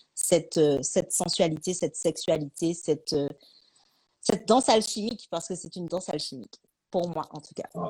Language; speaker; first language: French; native; French